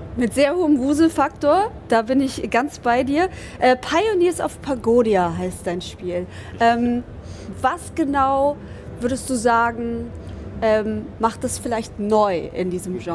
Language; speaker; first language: German; native; German